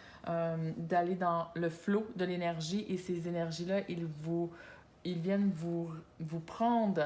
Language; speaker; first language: French; native; French